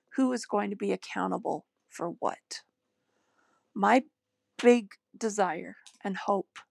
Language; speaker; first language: English; native; English